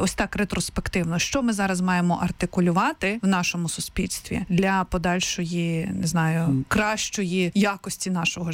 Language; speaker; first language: Ukrainian; native; Ukrainian